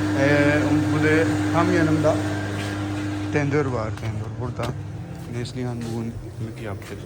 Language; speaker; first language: Turkish; non-native, learner; Urdu